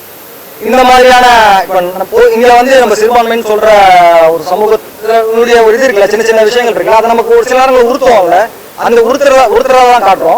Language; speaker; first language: Tamil; native; Tamil